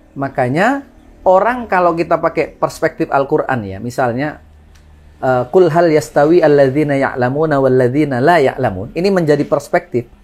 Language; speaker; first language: Indonesian; non-native, local second language; Madurese